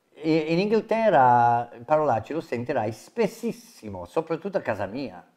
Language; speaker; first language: Italian; non-native, fluent; English